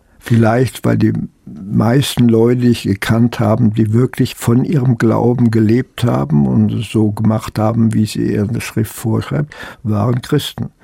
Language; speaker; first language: German; native; German